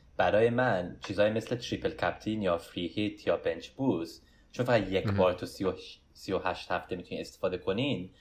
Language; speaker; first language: Persian; early bilingual, heritage; Persian